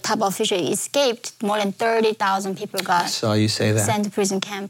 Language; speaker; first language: English; non-native, fluent; Korean